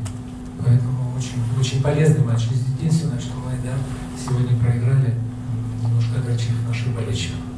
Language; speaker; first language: Russian; native; Russian